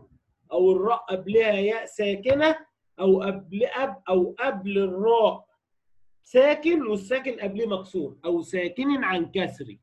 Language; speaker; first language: Arabic; native; Arabic